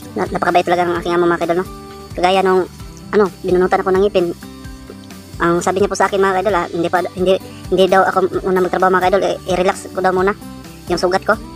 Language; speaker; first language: Filipino; non-native, local second language; Cebuano